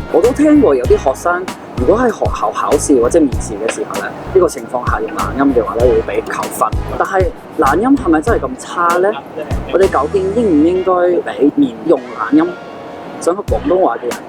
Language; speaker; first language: Cantonese; non-native, fluent; English